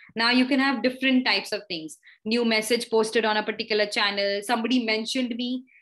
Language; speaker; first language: English; non-native, local second language; Hindi